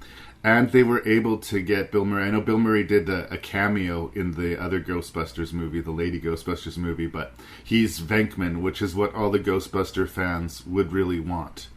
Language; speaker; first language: English; native; English